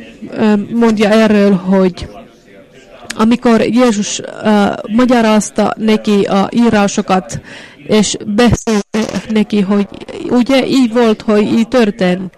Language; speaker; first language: Hungarian; non-native, fluent; Finnish